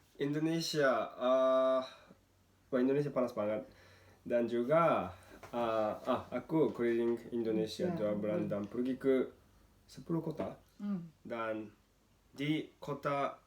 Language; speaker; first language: Indonesian; non-native, learner; Japanese